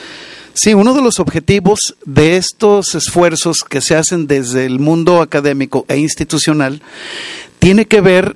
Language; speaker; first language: Spanish; native; Spanish